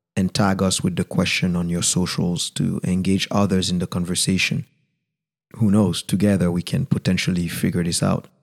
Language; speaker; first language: English; non-native, fluent; Haitian Creole